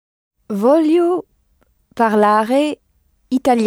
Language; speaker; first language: Italian; non-native, learner; French